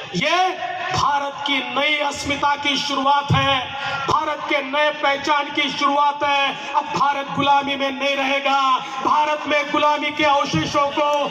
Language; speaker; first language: Hindi; non-native, local second language; Marathi